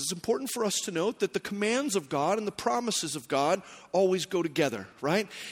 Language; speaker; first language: English; native; English